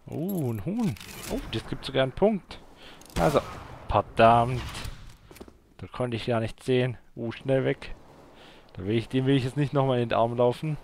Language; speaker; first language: German; native; German